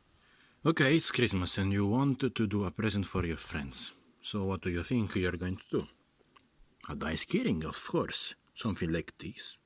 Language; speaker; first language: English; non-native, fluent; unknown